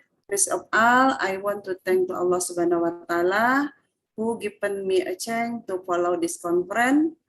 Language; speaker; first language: English; non-native, fluent; Indonesian